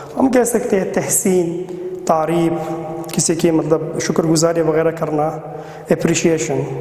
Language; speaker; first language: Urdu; non-native, local second language; Pashto